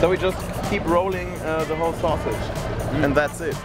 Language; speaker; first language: English; non-native, fluent; German